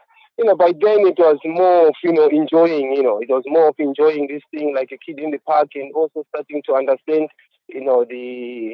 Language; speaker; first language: English; non-native, local second language; Shona